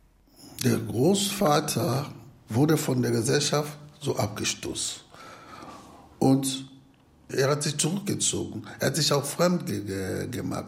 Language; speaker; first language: German; non-native, fluent; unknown